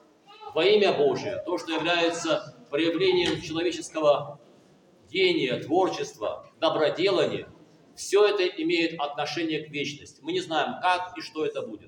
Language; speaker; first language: Russian; native; Russian